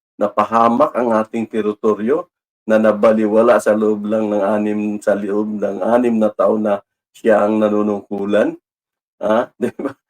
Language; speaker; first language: Filipino; non-native, local second language; Cebuano